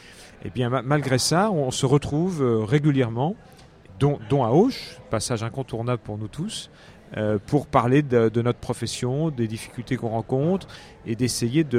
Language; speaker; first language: French; native; French